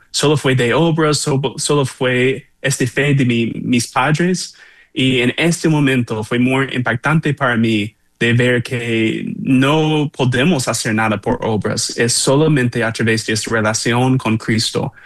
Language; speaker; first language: Spanish; non-native, learner; English